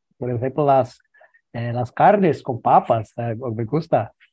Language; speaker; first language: Spanish; non-native, learner; Portuguese